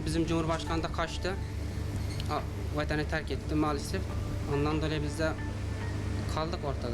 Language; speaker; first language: Turkish; non-native, fluent; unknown